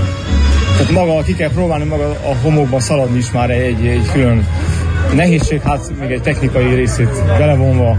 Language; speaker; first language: Hungarian; native; Hungarian